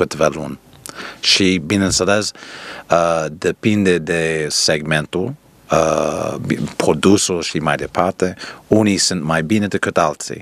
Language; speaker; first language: Romanian; early bilingual, heritage; Romanian